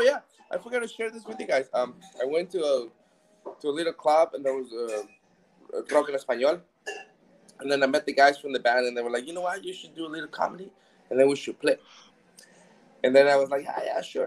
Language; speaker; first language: English; non-native, fluent; Spanish